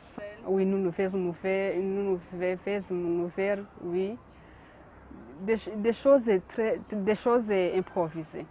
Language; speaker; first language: French; non-native, local second language; Kinyarwanda